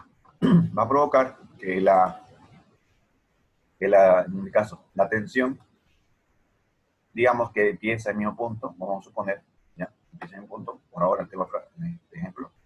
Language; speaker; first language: Spanish; native; Spanish